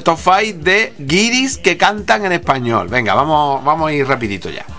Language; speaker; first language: Spanish; native; Spanish